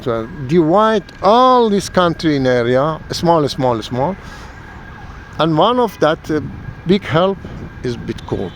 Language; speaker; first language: English; non-native, learner; Persian